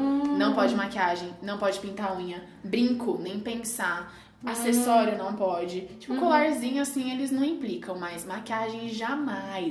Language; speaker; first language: Portuguese; early bilingual, heritage; Portuguese